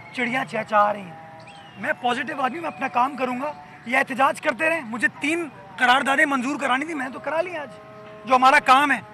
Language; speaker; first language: Urdu; native; Urdu